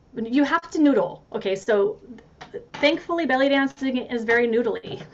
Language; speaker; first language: English; native; English